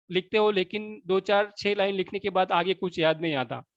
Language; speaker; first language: Hindi; non-native, local second language; Marathi